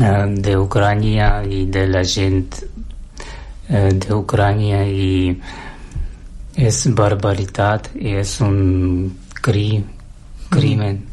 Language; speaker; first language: Catalan; non-native, learner; Russian